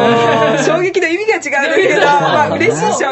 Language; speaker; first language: Japanese; native; Japanese